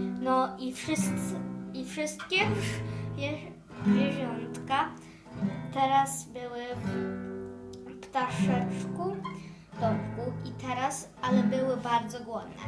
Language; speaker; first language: Polish; early bilingual, heritage; Polish